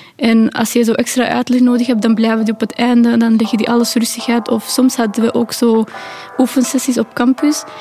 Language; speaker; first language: Dutch; non-native, fluent; Urdu